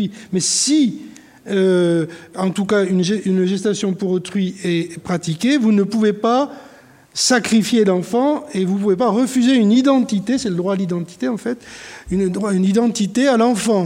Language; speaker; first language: French; native; French